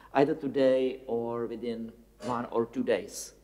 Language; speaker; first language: English; non-native, fluent; Czech